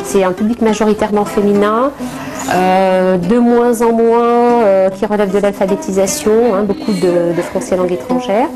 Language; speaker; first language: French; native; French